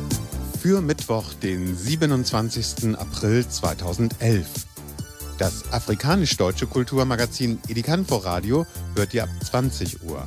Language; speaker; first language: German; native; German